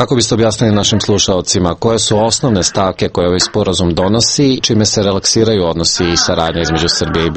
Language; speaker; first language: Serbian; native; Serbian